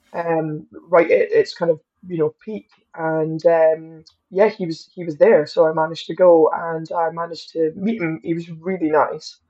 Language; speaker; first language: English; native; English